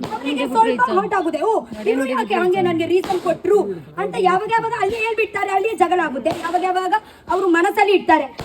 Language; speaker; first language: Kannada; non-native, local second language; Tulu